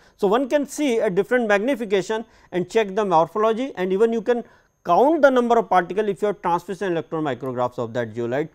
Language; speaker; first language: English; non-native, local second language; Hindi